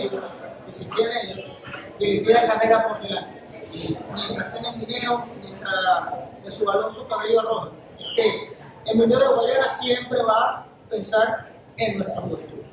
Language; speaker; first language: Spanish; native; Spanish